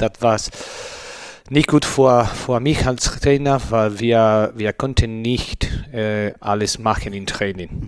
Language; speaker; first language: German; non-native, learner; Spanish